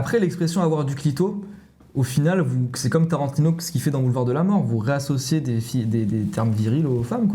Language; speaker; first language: French; native; French